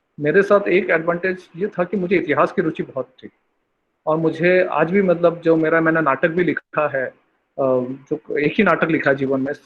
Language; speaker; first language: Hindi; non-native, local second language; Bangla